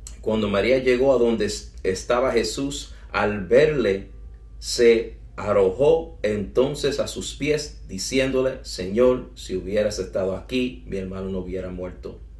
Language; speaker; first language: Spanish; early bilingual, heritage; English